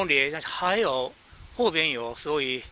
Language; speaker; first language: Chinese; non-native, learner; Japanese